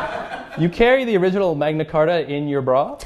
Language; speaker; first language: English; native; English